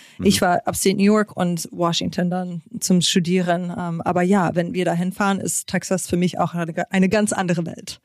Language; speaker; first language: German; non-native, fluent; English